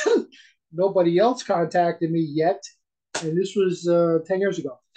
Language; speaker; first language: English; native; English